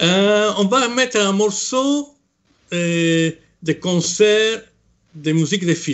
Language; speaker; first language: French; non-native, fluent; Italian